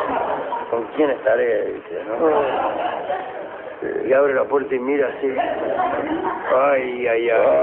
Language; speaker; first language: Spanish; native; Spanish